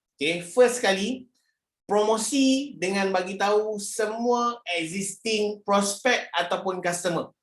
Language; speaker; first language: Malay; native; Malay